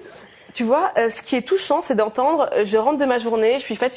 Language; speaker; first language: French; native; French